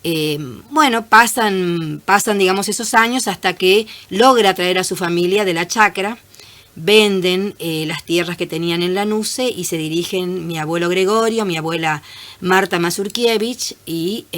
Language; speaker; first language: Spanish; native; Spanish